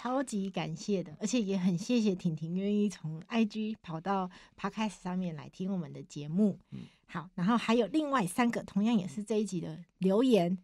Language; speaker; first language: Chinese; native; Chinese